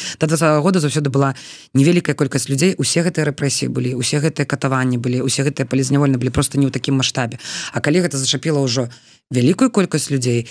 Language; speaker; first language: Belarusian; non-native, local second language; Russian